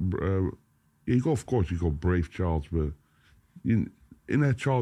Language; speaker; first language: English; non-native, fluent; Dutch